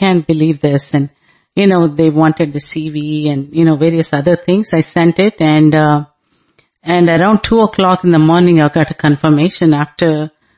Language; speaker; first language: English; non-native, local second language; Telugu